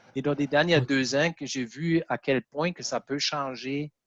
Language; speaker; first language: French; non-native, fluent; German